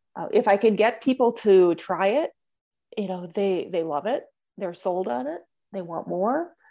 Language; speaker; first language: English; native; English